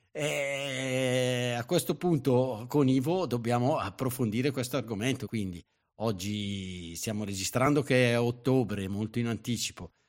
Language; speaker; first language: Italian; native; Italian